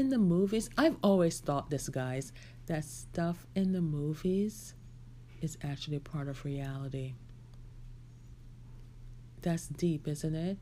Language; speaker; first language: English; native; English